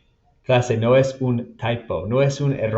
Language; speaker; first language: Spanish; non-native, fluent; English